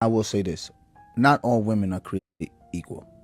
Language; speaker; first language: English; native; English